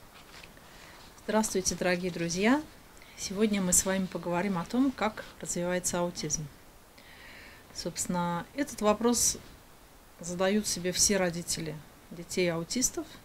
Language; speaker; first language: Russian; native; Russian